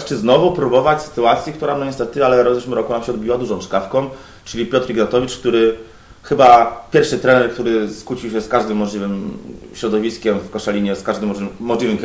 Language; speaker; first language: Polish; native; Polish